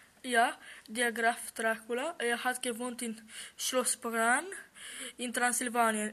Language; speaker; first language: German; early bilingual, other home language; Romanian